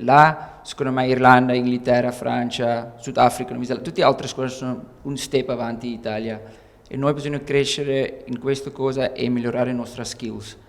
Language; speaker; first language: Italian; non-native, learner; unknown